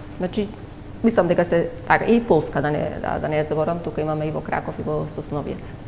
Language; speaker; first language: Macedonian; native; Macedonian